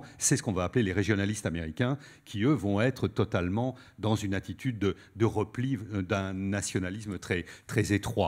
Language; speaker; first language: French; native; French